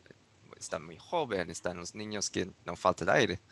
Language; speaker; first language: Spanish; non-native, learner; English